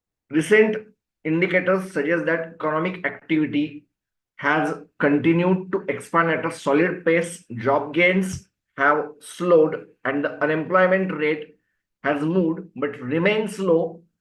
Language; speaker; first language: English; non-native, local second language; Marathi